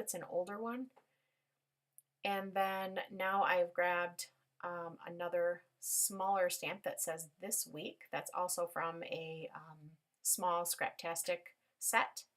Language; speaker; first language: English; native; English